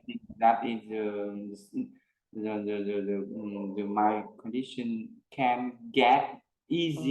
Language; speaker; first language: English; non-native, learner; Vietnamese